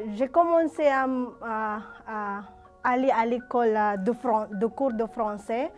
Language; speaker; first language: French; non-native, learner; Filipino